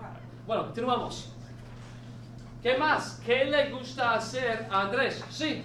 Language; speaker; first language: Spanish; non-native, fluent; English